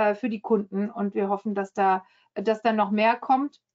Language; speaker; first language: German; early bilingual, heritage; German